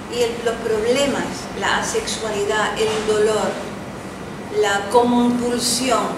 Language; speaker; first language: Spanish; early bilingual, heritage; Spanish